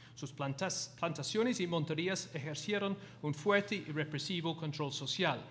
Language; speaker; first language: Spanish; non-native, fluent; English